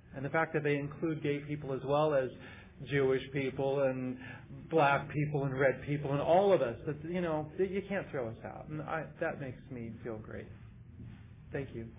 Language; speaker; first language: English; native; English